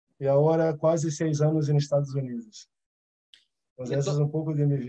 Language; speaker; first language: Portuguese; early bilingual, other home language; Arabic